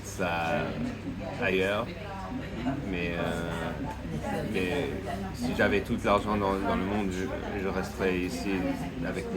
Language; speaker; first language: French; non-native, fluent; English